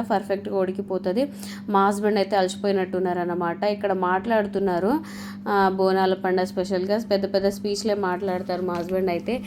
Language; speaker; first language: Telugu; non-native, local second language; Lambadi